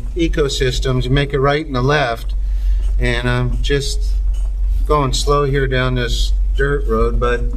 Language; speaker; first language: English; native; English